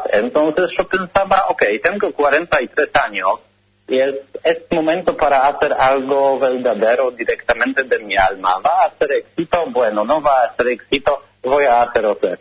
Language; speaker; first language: Spanish; non-native, learner; Polish